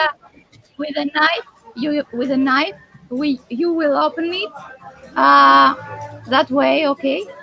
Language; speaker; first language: English; non-native, fluent; Greek